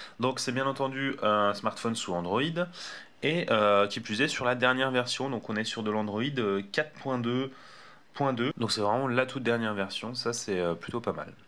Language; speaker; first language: French; native; French